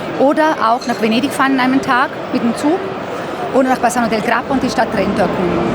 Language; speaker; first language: German; early bilingual, heritage; German